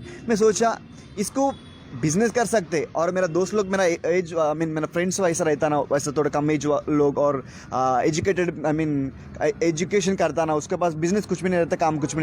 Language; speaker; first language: Hindi; non-native, local second language; Telugu